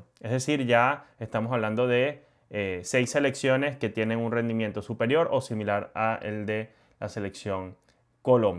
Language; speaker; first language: Spanish; native; Spanish